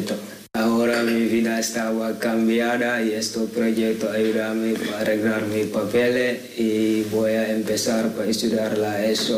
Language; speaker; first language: Spanish; non-native, learner; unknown